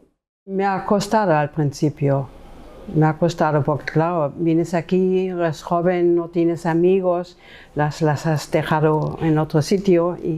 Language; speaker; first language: Spanish; non-native, fluent; German